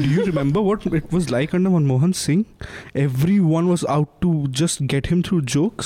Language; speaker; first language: English; non-native, local second language; Hindi